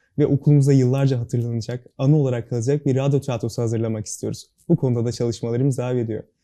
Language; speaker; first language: Turkish; native; Turkish